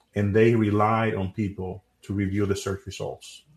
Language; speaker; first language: English; non-native, fluent; Spanish